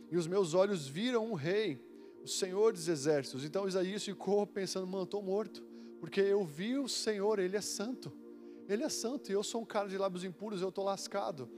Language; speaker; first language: Portuguese; native; Portuguese